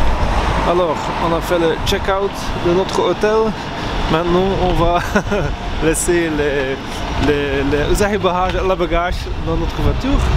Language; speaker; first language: French; non-native, learner; Dutch